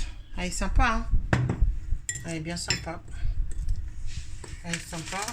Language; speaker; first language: French; native; French